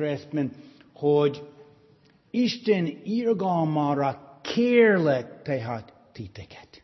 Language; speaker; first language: Hungarian; non-native, fluent; English